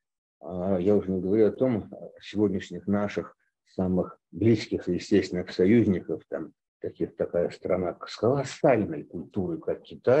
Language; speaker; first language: Russian; native; Russian